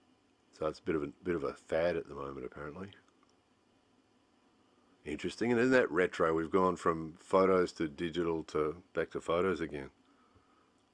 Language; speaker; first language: English; native; English